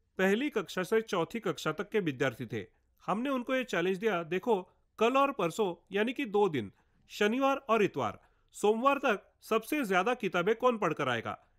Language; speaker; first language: Hindi; non-native, local second language; Marathi